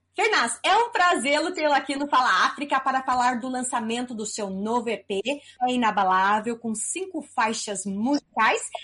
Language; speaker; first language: Portuguese; native; Portuguese